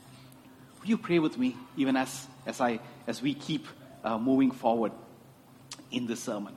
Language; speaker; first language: English; non-native, local second language; Tamil